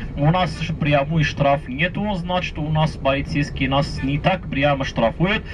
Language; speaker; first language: Russian; non-native, fluent; Arabic